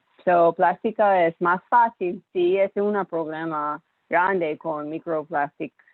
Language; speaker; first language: Spanish; non-native, learner; English